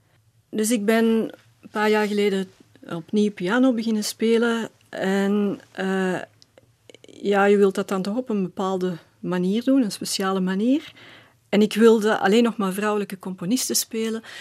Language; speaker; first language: Dutch; native; Dutch